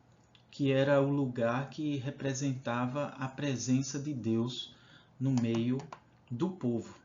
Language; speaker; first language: Portuguese; native; Portuguese